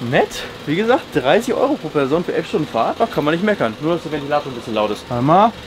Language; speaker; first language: German; native; German